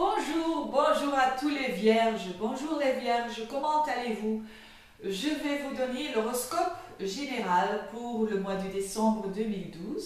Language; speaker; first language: French; non-native, fluent; Dutch